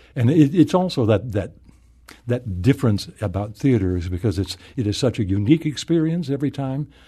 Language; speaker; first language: English; native; English